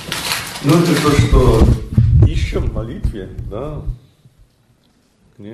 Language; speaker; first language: Russian; non-native, fluent; English